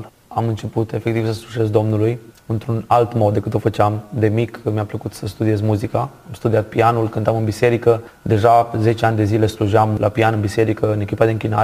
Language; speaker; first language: Romanian; native; Romanian